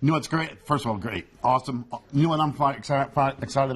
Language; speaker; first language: English; native; English